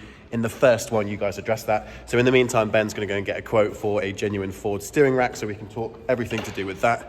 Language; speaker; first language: English; native; English